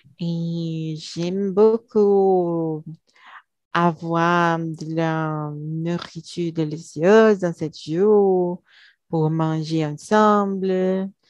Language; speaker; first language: French; non-native, learner; Portuguese